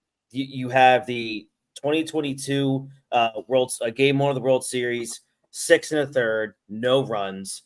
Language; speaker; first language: English; native; English